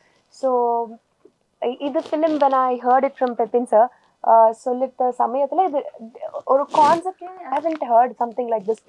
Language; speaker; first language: Tamil; non-native, learner; Telugu